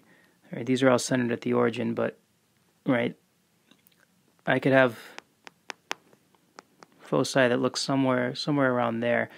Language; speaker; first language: English; native; English